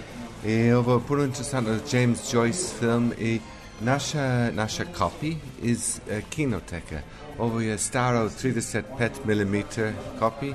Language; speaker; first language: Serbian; non-native, learner; English